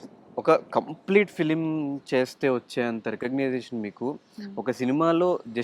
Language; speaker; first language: Telugu; native; Telugu